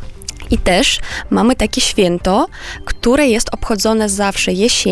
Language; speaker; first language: Polish; non-native, fluent; Romanian